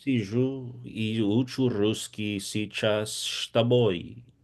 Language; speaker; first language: Russian; non-native, learner; English